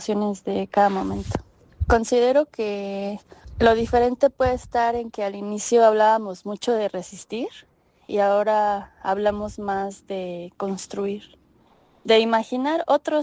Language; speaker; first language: Spanish; native; Spanish